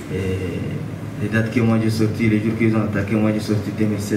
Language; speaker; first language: French; non-native, learner; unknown